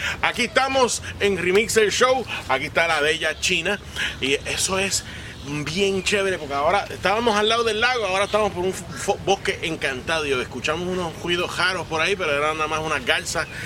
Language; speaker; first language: Spanish; native; Spanish